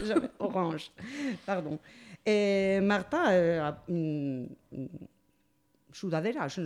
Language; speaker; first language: French; non-native, learner; Spanish